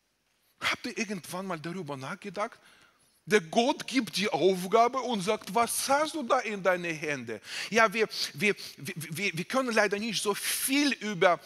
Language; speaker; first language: German; non-native, fluent; Russian